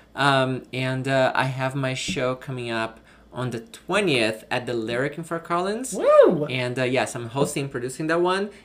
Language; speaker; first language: English; non-native, fluent; Portuguese